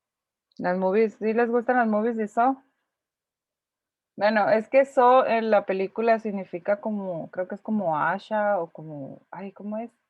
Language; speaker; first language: Spanish; native; Spanish